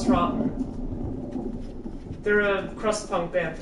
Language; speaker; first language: English; native; English